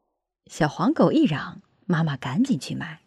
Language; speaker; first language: Chinese; native; Chinese